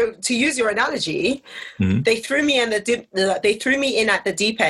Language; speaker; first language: English; native; English